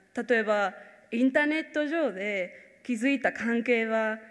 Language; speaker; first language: Japanese; non-native, fluent; Spanish